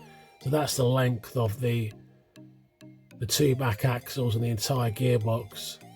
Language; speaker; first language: English; native; English